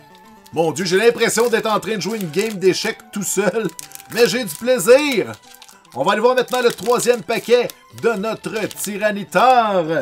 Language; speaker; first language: French; native; French